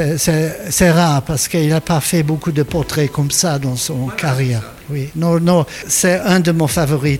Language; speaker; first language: French; non-native, learner; English